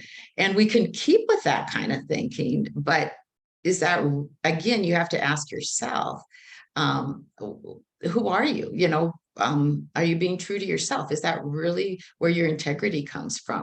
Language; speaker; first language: English; native; English